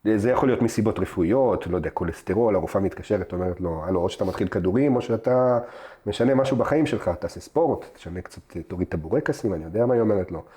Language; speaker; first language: Hebrew; early bilingual, other home language; Russian